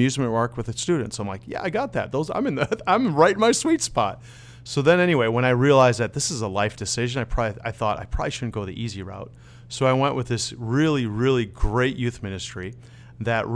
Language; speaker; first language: English; early bilingual, other home language; Dutch